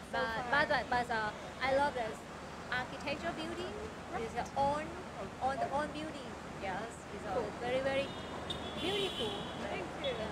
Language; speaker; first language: English; non-native, learner; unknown